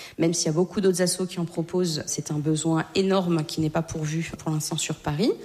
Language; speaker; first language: French; native; French